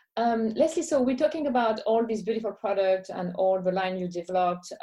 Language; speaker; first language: English; non-native, fluent; French